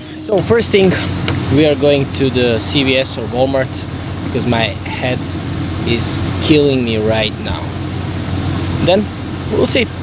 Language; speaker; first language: English; non-native, fluent; Serbian